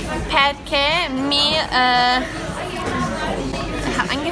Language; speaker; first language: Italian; non-native, learner; German